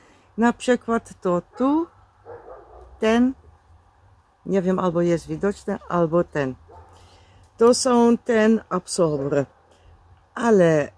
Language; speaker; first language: Polish; non-native, learner; Dutch